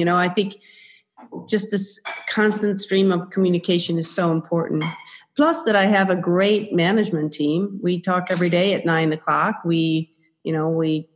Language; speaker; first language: English; non-native, fluent; Swedish